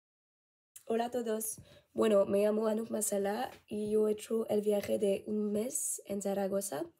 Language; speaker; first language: Spanish; non-native, learner; French